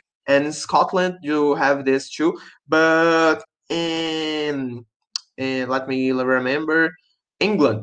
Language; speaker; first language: English; non-native, learner; Portuguese